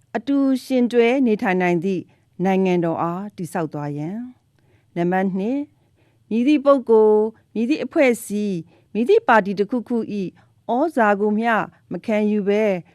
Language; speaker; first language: Burmese; non-native, local second language; S'gaw Karen